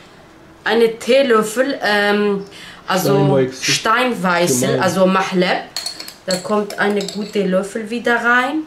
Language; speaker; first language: German; non-native, learner; Turkish